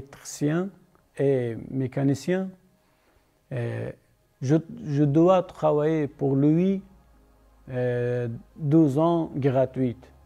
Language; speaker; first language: French; non-native, learner; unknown